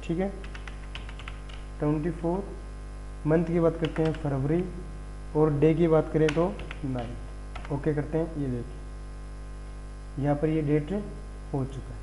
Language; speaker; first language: Hindi; native; Hindi